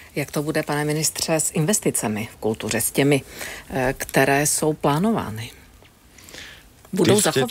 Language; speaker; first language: Czech; native; Czech